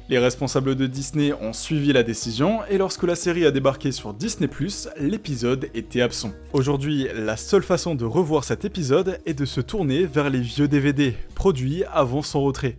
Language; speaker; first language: French; native; French